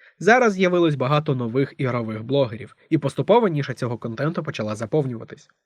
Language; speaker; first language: Ukrainian; non-native, local second language; Russian